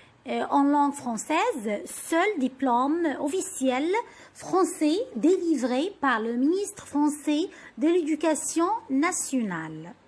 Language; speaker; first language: French; non-native, fluent; Arabic